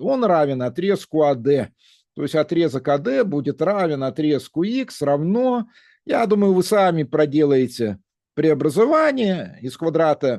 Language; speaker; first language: Russian; native; Russian